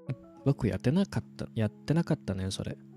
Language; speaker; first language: Japanese; non-native, fluent; Indonesian